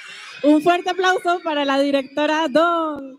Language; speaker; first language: Spanish; native; Spanish